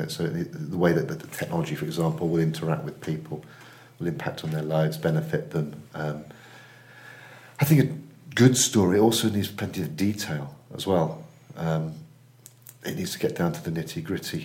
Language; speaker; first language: English; native; English